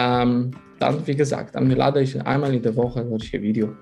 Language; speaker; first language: German; non-native, fluent; Polish